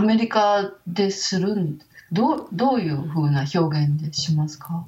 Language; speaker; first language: Japanese; native; Japanese